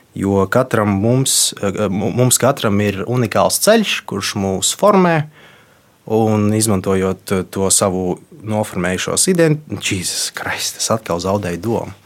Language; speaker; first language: Latvian; non-native, local second language; Russian